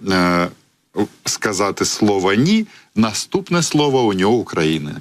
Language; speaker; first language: Ukrainian; native; Ukrainian